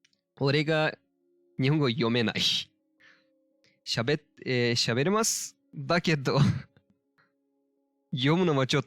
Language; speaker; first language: Japanese; non-native, learner; Turkish